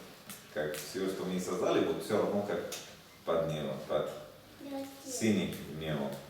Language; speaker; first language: Russian; non-native, learner; Spanish